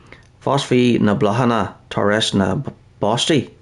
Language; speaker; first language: Irish; non-native, learner; English